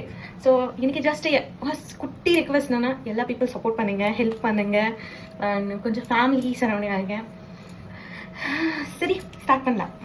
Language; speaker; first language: Tamil; non-native, learner; Marathi